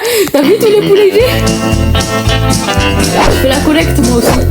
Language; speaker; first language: French; native; French